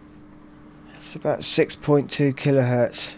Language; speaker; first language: English; native; English